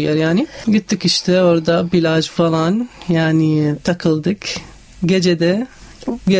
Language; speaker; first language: Turkish; non-native, fluent; Arabic